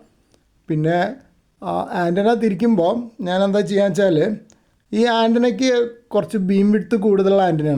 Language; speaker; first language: Malayalam; native; Malayalam